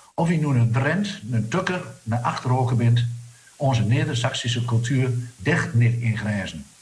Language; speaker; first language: Dutch; non-native, local second language; Low German